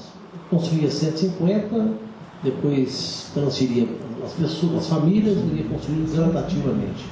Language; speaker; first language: Portuguese; native; Portuguese